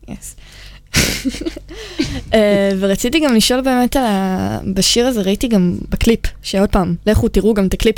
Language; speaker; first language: Hebrew; native; Hebrew